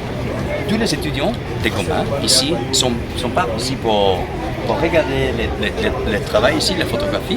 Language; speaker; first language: French; non-native, learner; English